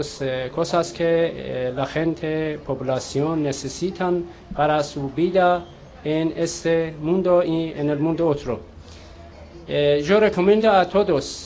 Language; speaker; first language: Spanish; non-native, learner; Persian